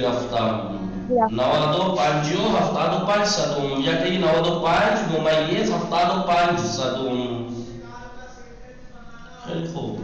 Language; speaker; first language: Persian; non-native, fluent; Urdu